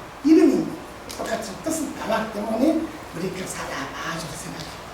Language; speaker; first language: Korean; non-native, learner; Tibetan